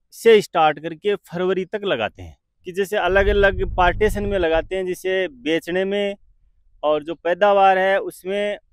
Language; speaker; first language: Hindi; native; Hindi